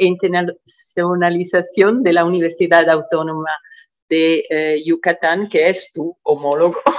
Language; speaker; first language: Spanish; non-native, fluent; Italian